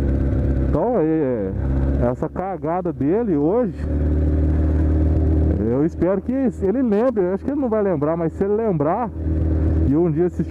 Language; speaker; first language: Portuguese; native; Portuguese